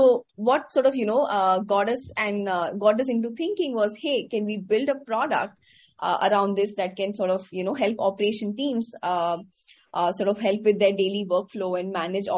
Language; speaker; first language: English; non-native, local second language; Hindi